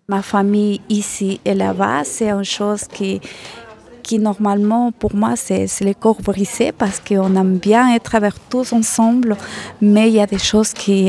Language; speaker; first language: French; non-native, fluent; Spanish